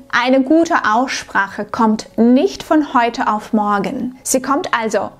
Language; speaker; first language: German; non-native, fluent; Russian